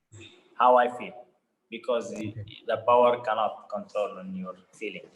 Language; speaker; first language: English; non-native, fluent; Arabic